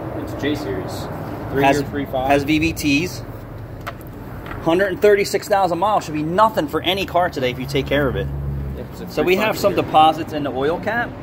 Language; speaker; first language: English; native; English